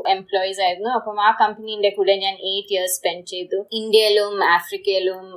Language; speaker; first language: Malayalam; early bilingual, heritage; Malayalam